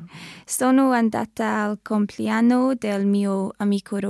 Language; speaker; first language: Italian; non-native, learner; English